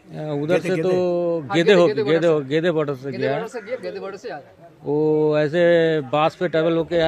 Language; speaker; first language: Hindi; non-native, local second language; Bangla